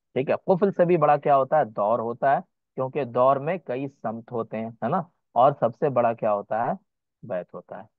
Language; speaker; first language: Hindi; native; Hindi